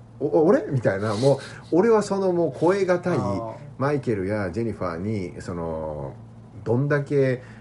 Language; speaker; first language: Japanese; native; Japanese